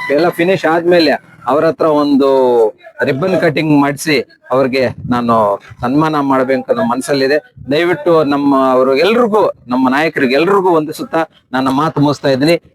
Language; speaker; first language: Kannada; native; Kannada